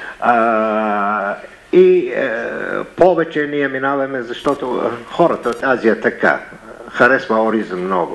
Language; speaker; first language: Bulgarian; non-native, learner; Arabic